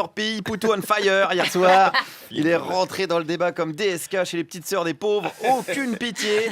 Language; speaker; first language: French; native; French